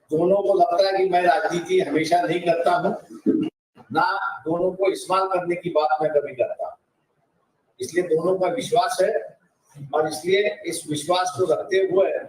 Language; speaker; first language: Hindi; non-native, local second language; Marathi